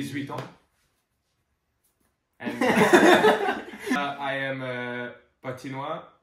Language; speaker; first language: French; non-native, learner; English